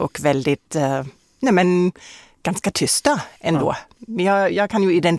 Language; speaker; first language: Swedish; non-native, fluent; German